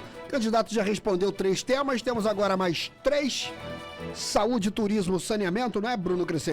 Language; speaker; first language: Portuguese; native; Portuguese